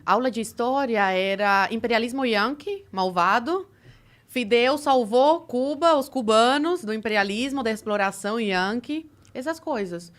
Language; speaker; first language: Portuguese; early bilingual, other home language; Spanish